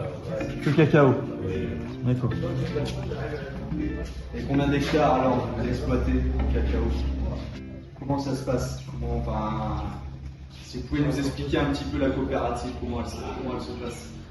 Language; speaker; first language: French; native; French